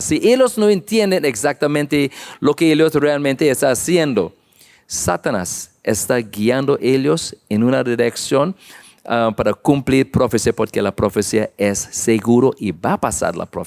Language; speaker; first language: Spanish; non-native, learner; English